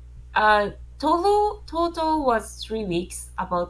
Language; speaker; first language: English; non-native, learner; Japanese